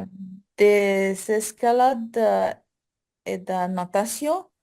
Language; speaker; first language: French; non-native, learner; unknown